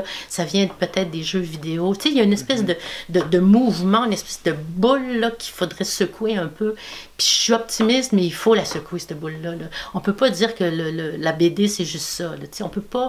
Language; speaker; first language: French; native; French